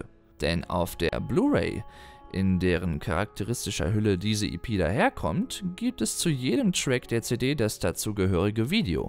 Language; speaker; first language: German; native; German